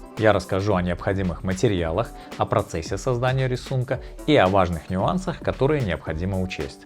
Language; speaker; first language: Russian; native; Russian